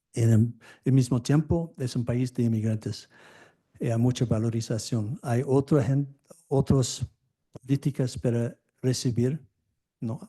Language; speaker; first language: Spanish; non-native, fluent; French